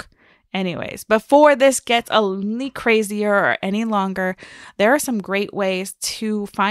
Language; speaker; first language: English; native; English